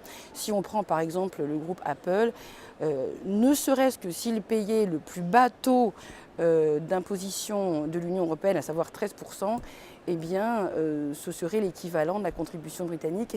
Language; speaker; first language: French; native; French